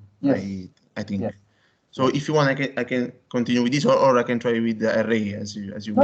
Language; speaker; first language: English; non-native, learner; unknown